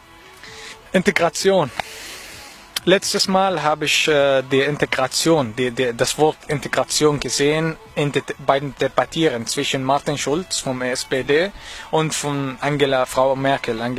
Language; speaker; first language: German; non-native, learner; Arabic